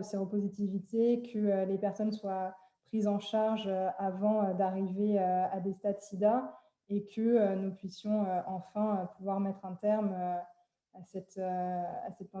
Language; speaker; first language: French; native; French